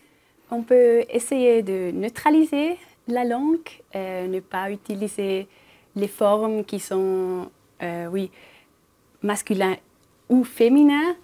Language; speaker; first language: French; non-native, local second language; German